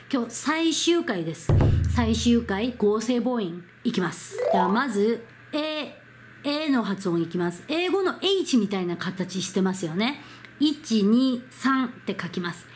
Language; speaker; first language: Japanese; non-native, fluent; Korean